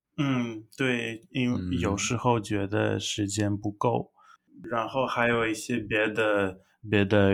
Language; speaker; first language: Chinese; non-native, learner; English